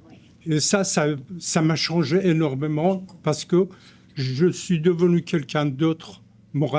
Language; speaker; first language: French; non-native, fluent; Persian